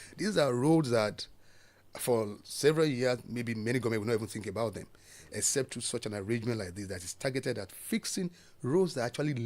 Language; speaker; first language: English; non-native, local second language; Yoruba